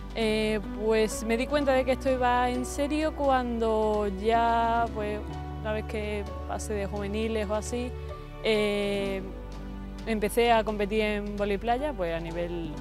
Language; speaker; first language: Spanish; native; Spanish